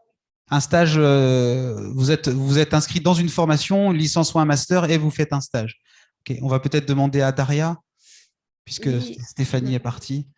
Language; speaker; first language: French; native; French